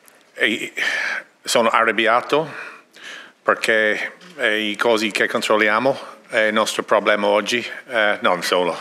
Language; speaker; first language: Italian; non-native, learner; English